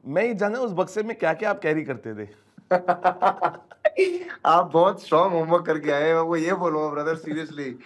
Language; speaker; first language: Hindi; native; Hindi